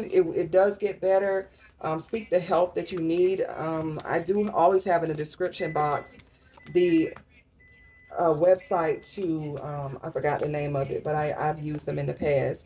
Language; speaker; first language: English; native; English